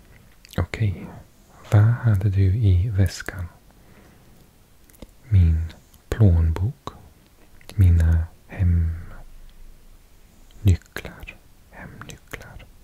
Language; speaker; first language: Swedish; non-native, learner; English